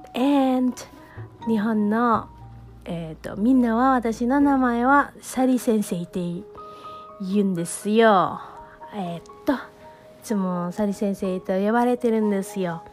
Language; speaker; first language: Japanese; non-native, fluent; Filipino